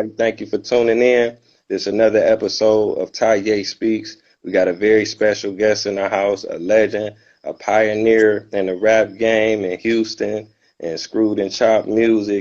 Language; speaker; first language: English; native; English